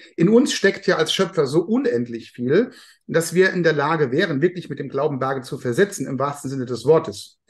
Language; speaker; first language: German; native; German